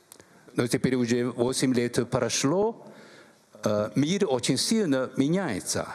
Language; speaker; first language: Russian; non-native, learner; Chinese